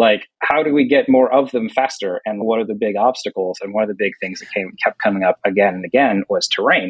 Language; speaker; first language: English; native; English